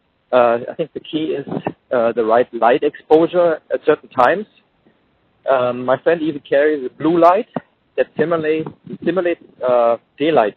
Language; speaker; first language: English; native; English